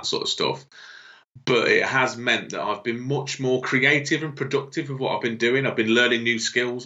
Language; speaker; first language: English; native; English